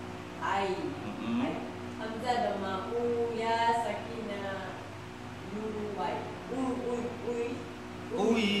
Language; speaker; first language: Arabic; non-native, learner; Malay